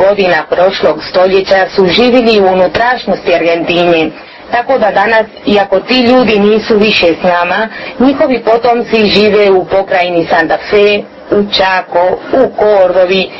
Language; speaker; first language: Croatian; early bilingual, heritage; Croatian